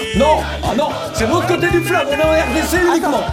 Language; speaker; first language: French; native; French